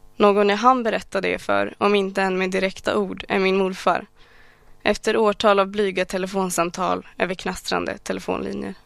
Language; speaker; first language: Swedish; early bilingual, other home language; Arabic